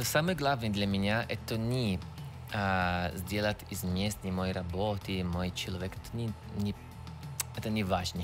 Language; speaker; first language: Russian; non-native, learner; Italian